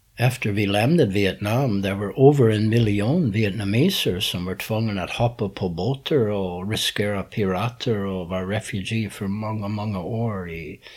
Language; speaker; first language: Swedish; non-native, fluent; English